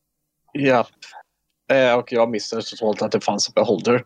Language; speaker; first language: Swedish; non-native, fluent; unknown